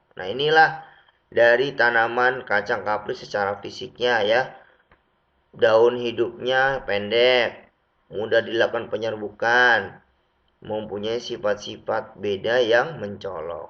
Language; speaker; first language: Indonesian; native; Indonesian